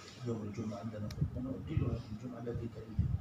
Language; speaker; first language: Arabic; native; Arabic